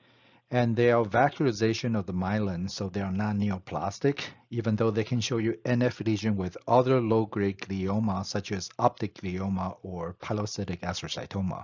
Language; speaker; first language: English; non-native, fluent; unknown